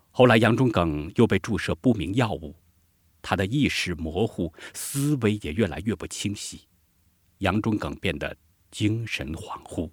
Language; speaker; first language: Chinese; native; Chinese